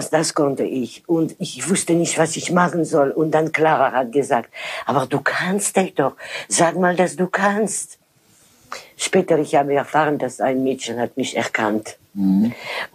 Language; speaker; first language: German; non-native, fluent; French